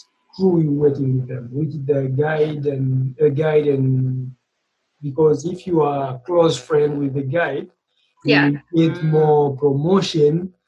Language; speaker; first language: English; non-native, local second language; Swahili